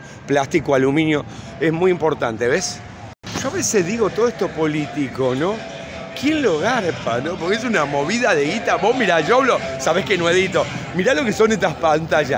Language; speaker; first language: Spanish; native; Spanish